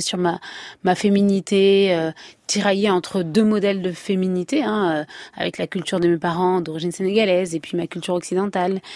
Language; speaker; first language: French; native; French